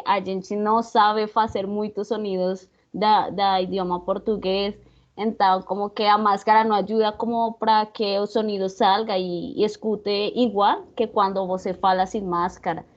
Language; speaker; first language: Portuguese; non-native, learner; Spanish